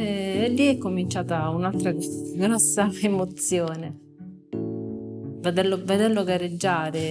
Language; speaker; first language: Italian; native; Italian